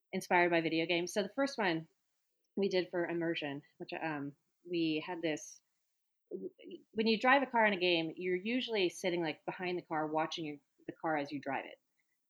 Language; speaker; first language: English; native; English